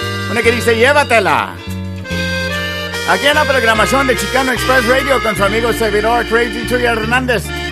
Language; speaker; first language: Spanish; early bilingual, heritage; Spanish